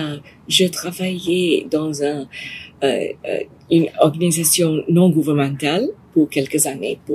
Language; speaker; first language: French; non-native, fluent; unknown